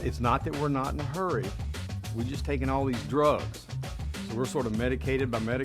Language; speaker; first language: English; native; English